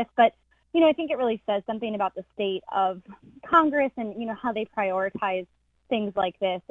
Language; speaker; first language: English; native; English